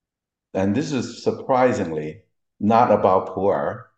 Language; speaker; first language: English; early bilingual, other home language; Cantonese